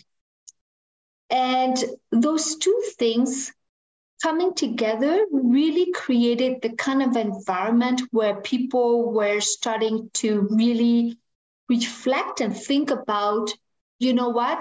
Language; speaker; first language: English; non-native, fluent; French